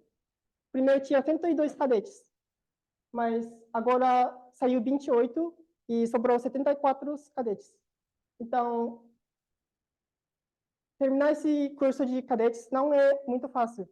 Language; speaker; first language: Portuguese; non-native, learner; Korean